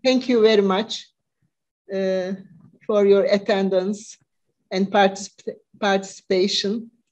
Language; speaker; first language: English; non-native, fluent; Turkish